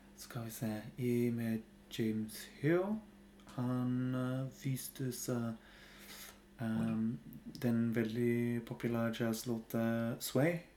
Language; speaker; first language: Norwegian; non-native, fluent; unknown